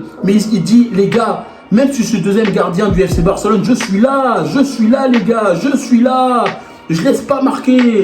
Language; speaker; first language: French; native; French